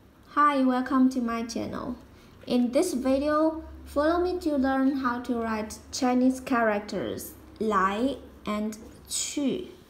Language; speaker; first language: English; non-native, fluent; Chinese